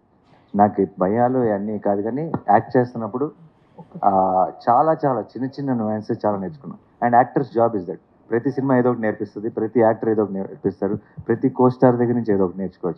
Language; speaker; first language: Telugu; native; Telugu